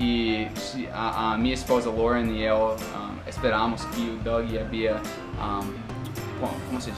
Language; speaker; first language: Portuguese; non-native, fluent; English